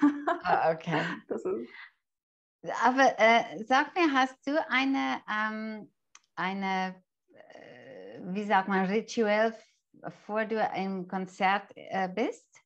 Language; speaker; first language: German; non-native, fluent; English